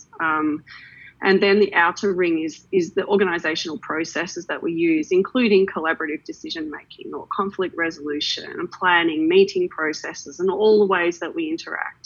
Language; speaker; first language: English; native; English